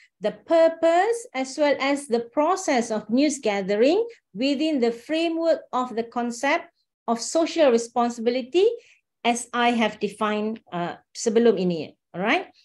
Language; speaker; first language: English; non-native, local second language; Malay